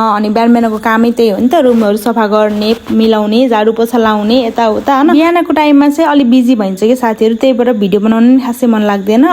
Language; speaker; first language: Nepali; non-native, local second language; Dangaura Tharu